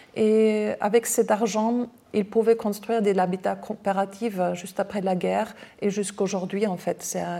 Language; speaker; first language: French; non-native, fluent; German